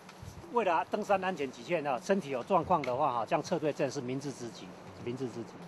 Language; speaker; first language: Chinese; native; Chinese